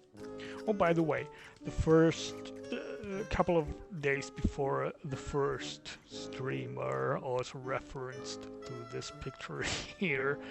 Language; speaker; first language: English; non-native, fluent; German